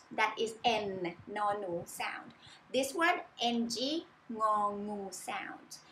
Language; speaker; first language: English; non-native, fluent; Thai